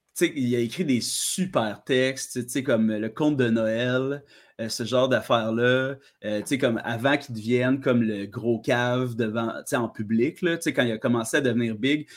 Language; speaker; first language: French; native; French